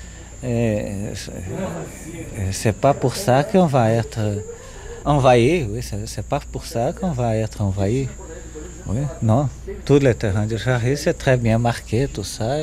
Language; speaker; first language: French; non-native, fluent; Portuguese